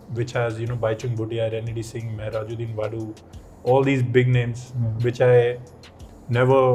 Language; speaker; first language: English; non-native, local second language; Punjabi